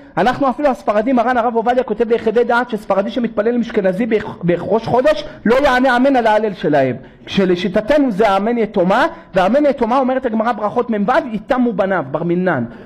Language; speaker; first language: Hebrew; native; Hebrew